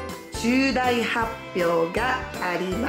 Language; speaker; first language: Japanese; native; Japanese